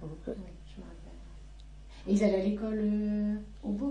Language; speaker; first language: French; native; French